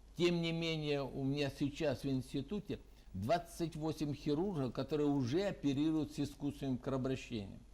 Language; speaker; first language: Russian; native; Russian